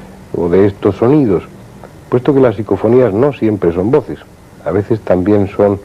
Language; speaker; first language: Spanish; native; Spanish